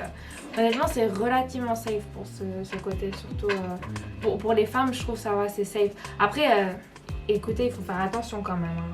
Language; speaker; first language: French; native; French